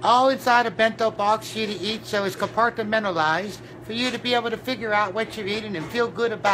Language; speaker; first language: English; native; English